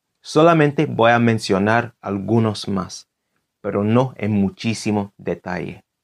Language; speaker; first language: Spanish; non-native, fluent; English